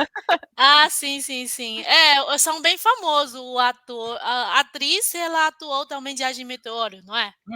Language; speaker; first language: Portuguese; non-native, fluent; Chinese